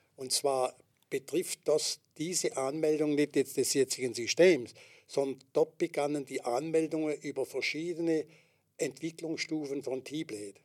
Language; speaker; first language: German; native; German